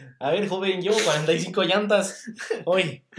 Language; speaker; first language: Spanish; native; Spanish